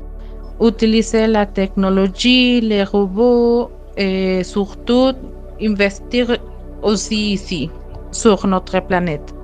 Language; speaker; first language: French; non-native, fluent; Spanish